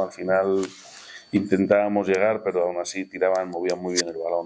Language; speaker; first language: Spanish; native; Spanish